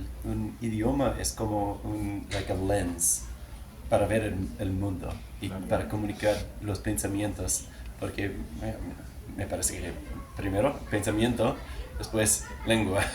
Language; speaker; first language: Spanish; non-native, learner; English